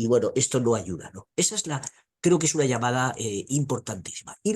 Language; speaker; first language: Spanish; native; Spanish